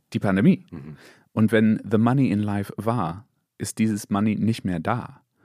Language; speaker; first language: German; non-native, fluent; English